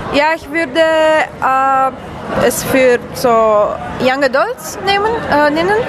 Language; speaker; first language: German; non-native, learner; Romanian